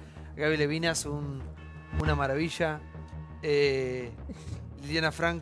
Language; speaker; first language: Spanish; native; Spanish